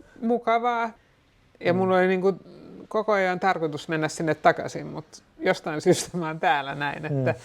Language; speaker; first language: Finnish; native; Finnish